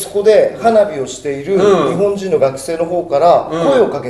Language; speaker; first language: Japanese; native; Japanese